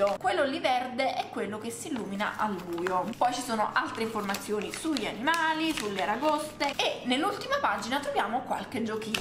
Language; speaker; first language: Italian; native; Italian